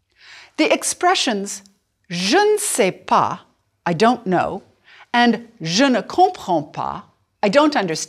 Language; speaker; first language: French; non-native, fluent; English